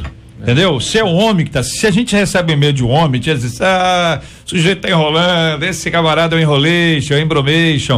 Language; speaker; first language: Portuguese; native; Portuguese